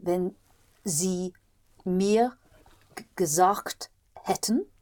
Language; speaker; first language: German; non-native, learner; English